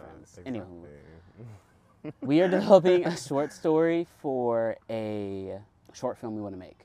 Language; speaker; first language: English; native; English